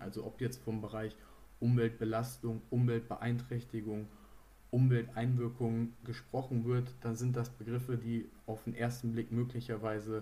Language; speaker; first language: German; native; German